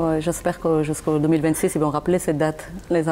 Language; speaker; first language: French; non-native, fluent; Armenian